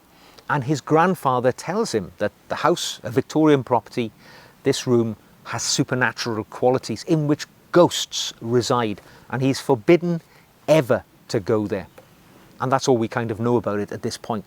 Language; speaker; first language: English; native; English